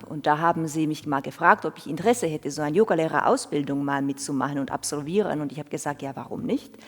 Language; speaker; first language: German; non-native, fluent; Finnish